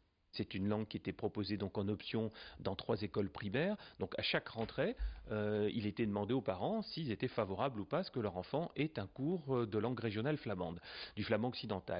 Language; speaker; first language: French; native; French